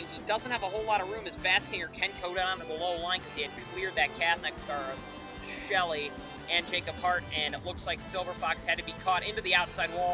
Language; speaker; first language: English; native; English